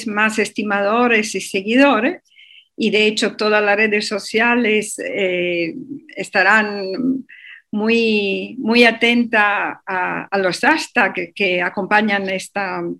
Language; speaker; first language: Spanish; non-native, fluent; Italian